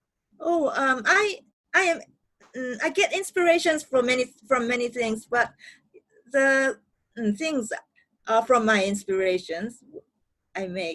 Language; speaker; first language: English; non-native, learner; Japanese